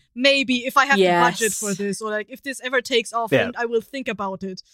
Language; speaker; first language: English; non-native, fluent; German